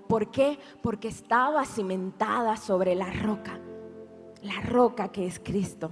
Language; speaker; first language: Spanish; native; Spanish